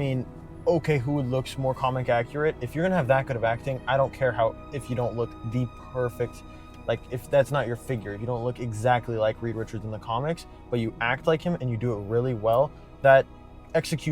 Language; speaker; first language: English; native; English